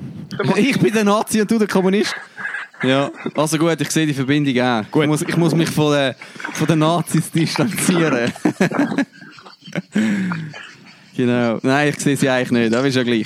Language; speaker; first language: German; native; German